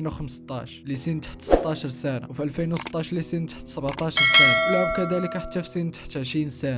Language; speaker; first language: Arabic; native; Arabic